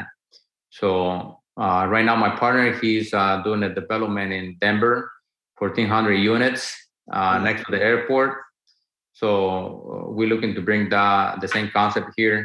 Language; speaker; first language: English; non-native, fluent; Spanish